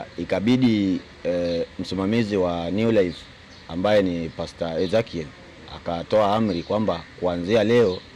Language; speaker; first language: Swahili; non-native, local second language; Luo (Kenya and Tanzania)